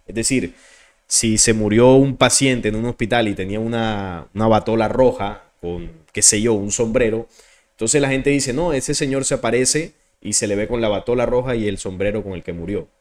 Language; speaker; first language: Spanish; native; Spanish